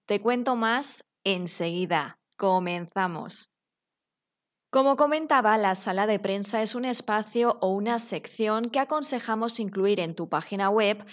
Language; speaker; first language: Spanish; native; Spanish